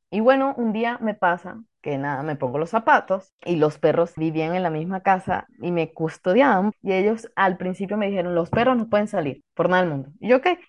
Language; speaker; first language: Spanish; native; Spanish